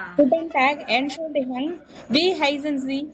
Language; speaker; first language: German; non-native, learner; Tamil